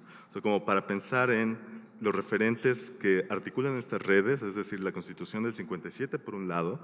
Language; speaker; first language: Spanish; native; Spanish